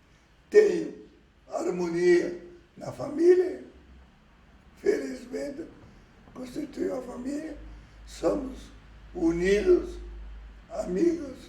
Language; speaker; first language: Portuguese; early bilingual, other home language; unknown